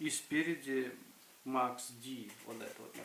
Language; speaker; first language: Russian; native; Russian